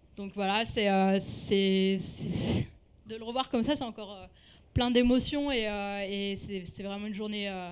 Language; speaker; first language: French; native; French